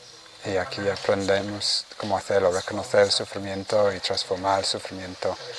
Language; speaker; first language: Spanish; non-native, fluent; Vietnamese